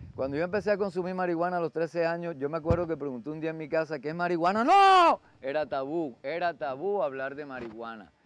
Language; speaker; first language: Spanish; native; Spanish